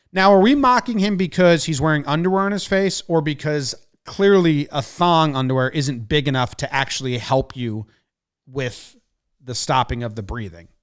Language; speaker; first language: English; native; English